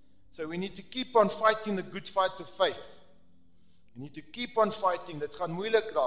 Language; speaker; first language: English; non-native, local second language; Afrikaans